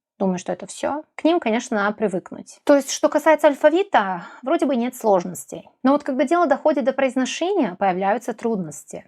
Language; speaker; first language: Russian; non-native, fluent; Serbian